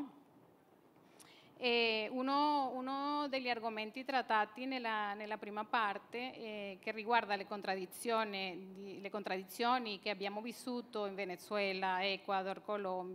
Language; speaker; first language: Italian; non-native, fluent; Spanish